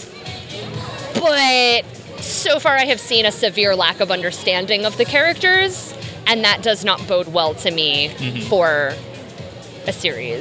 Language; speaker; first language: English; native; English